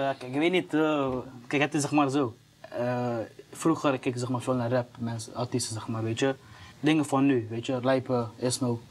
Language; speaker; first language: Dutch; early bilingual, other home language; Turkish